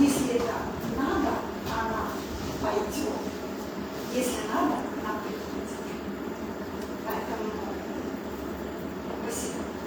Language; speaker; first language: Russian; non-native, local second language; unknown